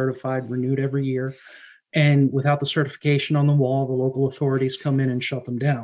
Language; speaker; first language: English; native; English